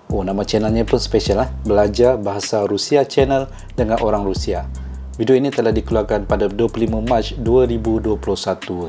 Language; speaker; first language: Indonesian; non-native, local second language; Malay